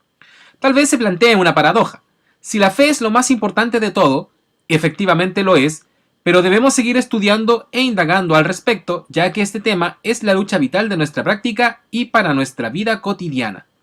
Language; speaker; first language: Spanish; native; Spanish